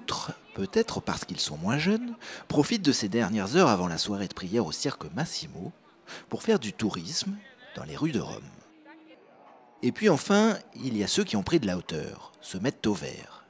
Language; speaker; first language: French; native; French